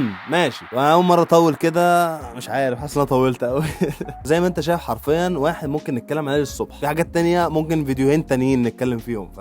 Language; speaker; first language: Arabic; native; Arabic